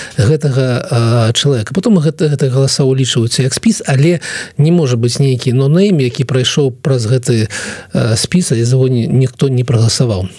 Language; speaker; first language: Belarusian; non-native, local second language; Russian